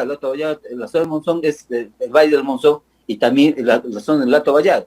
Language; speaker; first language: Spanish; native; Spanish